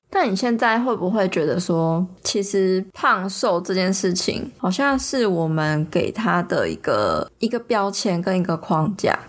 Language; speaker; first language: Chinese; native; Chinese